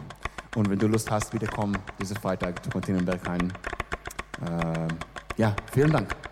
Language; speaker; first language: German; non-native, learner; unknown